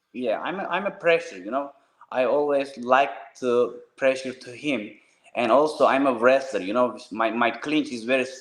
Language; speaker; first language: English; non-native, learner; Turkish